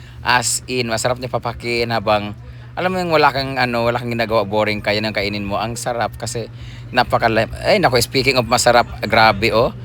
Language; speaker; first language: Filipino; non-native, local second language; Cebuano